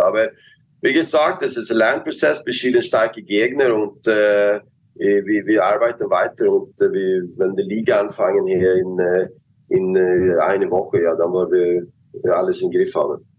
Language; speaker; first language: German; non-native, fluent; Swedish